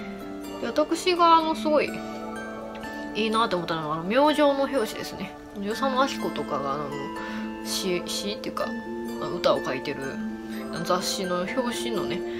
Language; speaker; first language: Japanese; native; Japanese